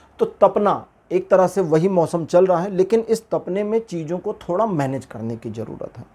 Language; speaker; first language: Hindi; native; Hindi